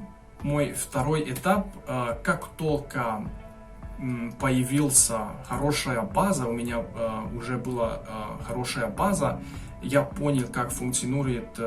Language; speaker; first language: Russian; non-native, fluent; Hungarian